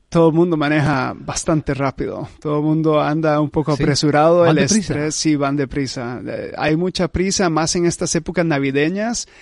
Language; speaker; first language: Spanish; early bilingual, heritage; Spanish